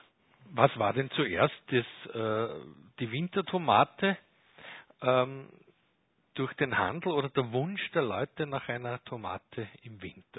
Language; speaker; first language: German; native; German